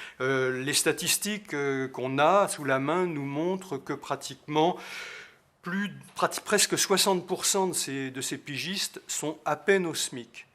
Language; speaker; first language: French; native; French